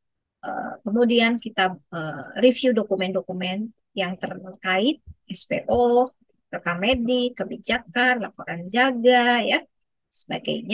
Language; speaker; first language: Indonesian; native; Indonesian